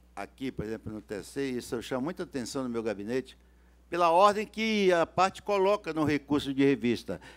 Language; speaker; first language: Portuguese; native; Portuguese